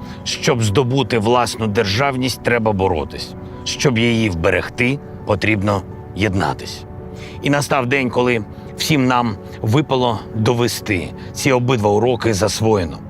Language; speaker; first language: Ukrainian; non-native, local second language; Russian